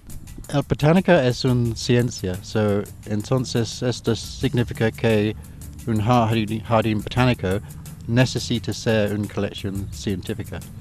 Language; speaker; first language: Spanish; non-native, learner; English